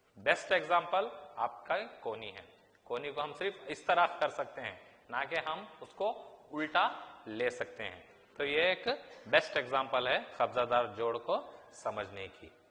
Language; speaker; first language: Urdu; native; Urdu